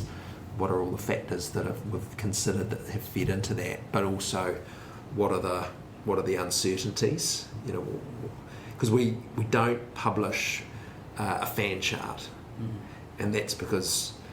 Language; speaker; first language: English; native; English